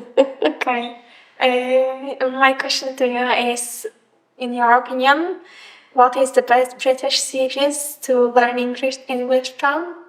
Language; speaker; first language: English; non-native, fluent; Polish